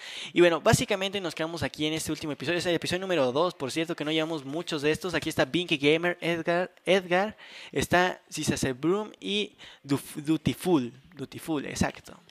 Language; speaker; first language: Spanish; native; Spanish